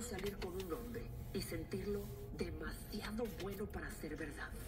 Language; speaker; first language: Spanish; native; Spanish